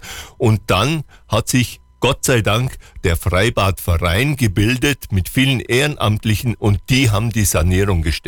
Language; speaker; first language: German; native; German